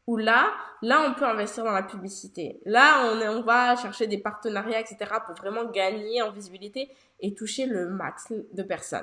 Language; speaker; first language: French; native; French